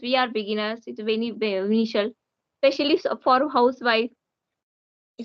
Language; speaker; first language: English; non-native, learner; Hindi